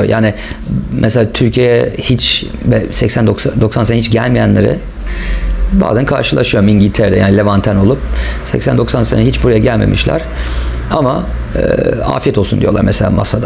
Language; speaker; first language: Turkish; non-native, local second language; English